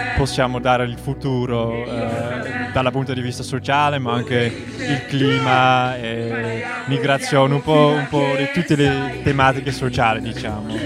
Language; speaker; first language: Italian; non-native, fluent; Dutch